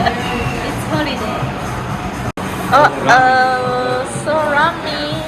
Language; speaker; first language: English; non-native, fluent; German